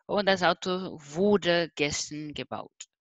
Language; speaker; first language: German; non-native, learner; Portuguese